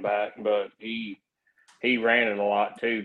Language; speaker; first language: English; early bilingual, other home language; Spanish